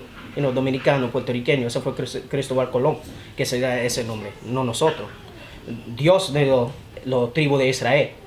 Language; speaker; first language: Spanish; early bilingual, heritage; Spanish